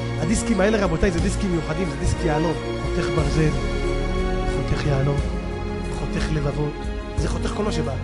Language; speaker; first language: Hebrew; native; Hebrew